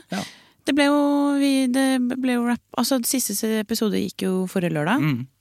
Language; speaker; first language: Norwegian; native; Norwegian